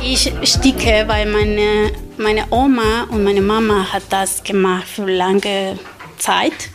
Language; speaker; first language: German; non-native, learner; Spanish